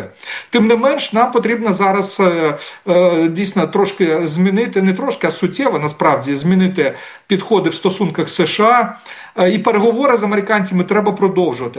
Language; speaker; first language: Ukrainian; native; Ukrainian